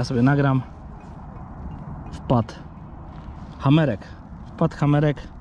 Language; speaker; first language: Polish; native; Polish